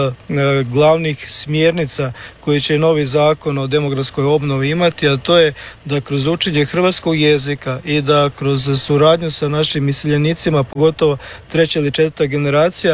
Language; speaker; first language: Serbian; native; Serbian